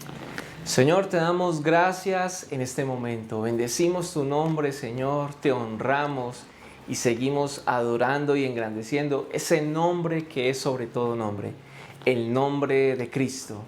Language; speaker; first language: Spanish; native; Spanish